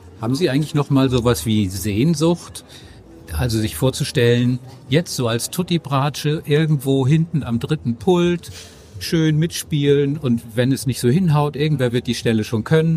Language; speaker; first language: German; native; German